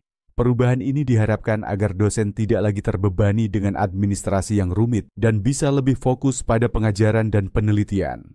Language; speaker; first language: Indonesian; native; Indonesian